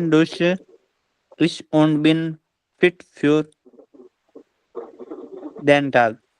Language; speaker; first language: German; non-native, learner; Hindi